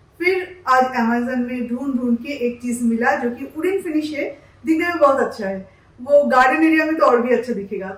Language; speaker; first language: Hindi; non-native, local second language; Bangla